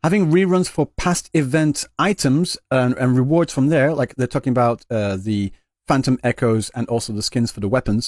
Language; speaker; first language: English; native; English